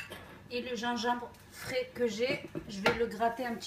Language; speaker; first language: French; non-native, local second language; Arabic